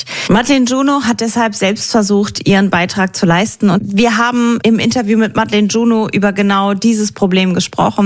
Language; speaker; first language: German; native; German